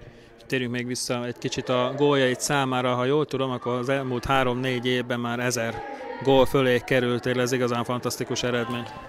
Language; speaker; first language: Hungarian; native; Hungarian